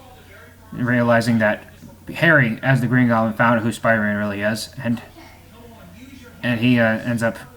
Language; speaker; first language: English; native; English